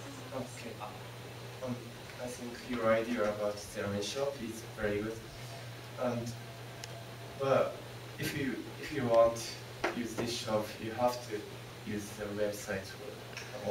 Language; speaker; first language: English; non-native, learner; Japanese